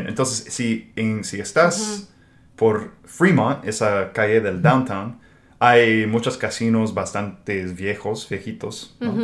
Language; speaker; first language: Spanish; non-native, fluent; English